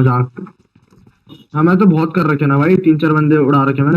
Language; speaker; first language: Hindi; native; Hindi